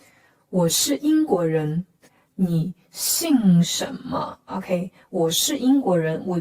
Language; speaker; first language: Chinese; non-native, fluent; Khmer